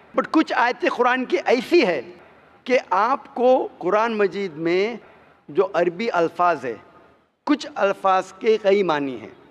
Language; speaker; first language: Hindi; non-native, local second language; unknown